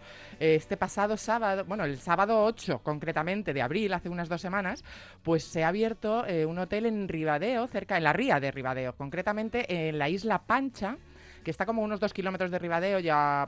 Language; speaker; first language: Spanish; native; Spanish